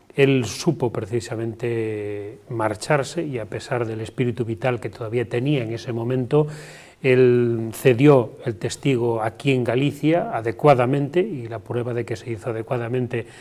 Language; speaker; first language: Spanish; non-native, local second language; Galician